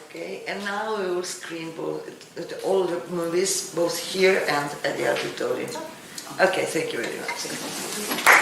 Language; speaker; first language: English; non-native, fluent; Italian